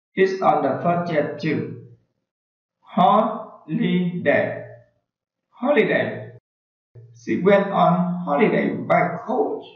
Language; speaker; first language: English; non-native, learner; Vietnamese